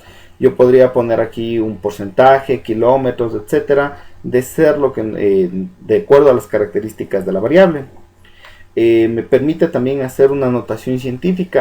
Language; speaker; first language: Spanish; native; Spanish